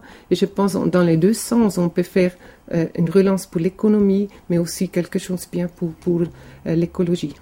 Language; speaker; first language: French; non-native, local second language; German